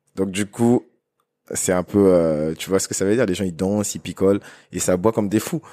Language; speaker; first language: French; non-native, local second language; Lingala